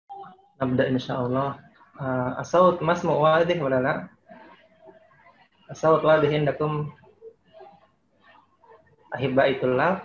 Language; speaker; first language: Arabic; non-native, fluent; Indonesian